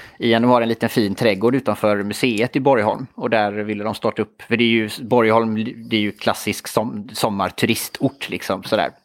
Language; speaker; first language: Swedish; native; Swedish